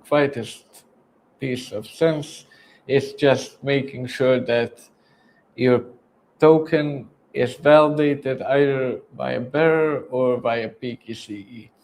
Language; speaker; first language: English; non-native, fluent; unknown